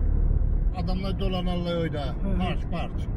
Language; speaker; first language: Turkish; non-native, learner; Azerbaijani